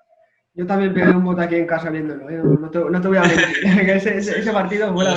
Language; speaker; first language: Spanish; native; Spanish